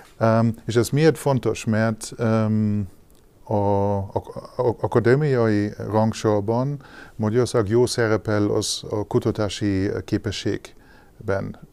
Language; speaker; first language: Hungarian; non-native, learner; German